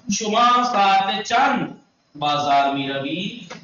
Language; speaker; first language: Persian; non-native, fluent; Urdu